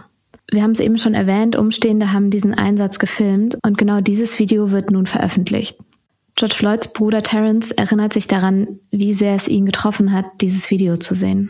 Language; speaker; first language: German; native; German